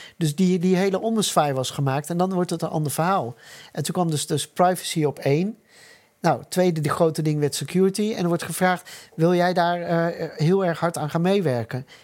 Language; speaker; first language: Dutch; native; Dutch